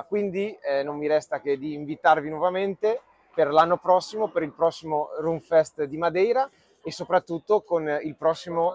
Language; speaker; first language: Italian; native; Italian